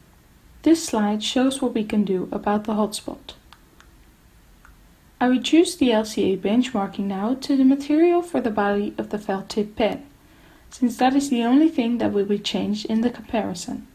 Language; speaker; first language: English; non-native, fluent; Dutch